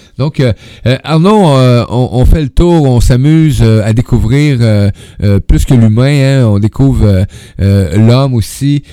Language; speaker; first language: French; native; French